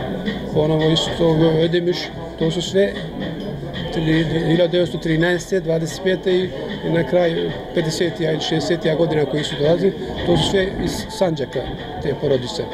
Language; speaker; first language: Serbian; early bilingual, heritage; Croatian